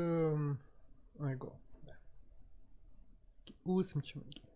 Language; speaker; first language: Korean; non-native, learner; Russian